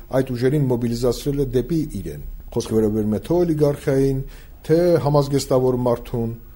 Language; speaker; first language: Armenian; native; Armenian